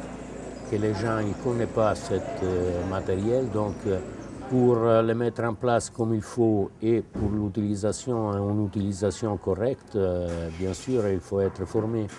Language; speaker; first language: French; non-native, fluent; Italian